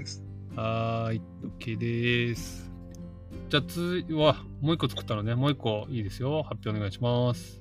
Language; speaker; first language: Japanese; native; Japanese